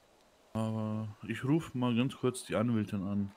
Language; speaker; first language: German; native; German